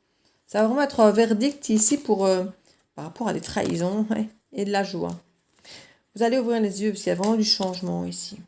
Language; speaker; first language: French; native; French